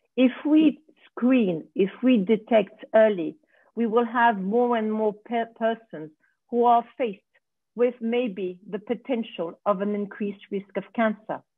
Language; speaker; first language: English; non-native, fluent; French